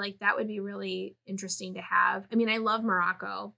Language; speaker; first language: English; native; English